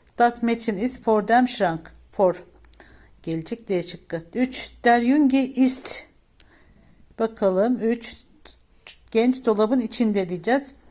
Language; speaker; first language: Turkish; native; Turkish